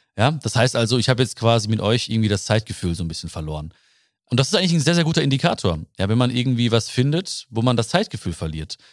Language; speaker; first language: German; early bilingual, other home language; Malayalam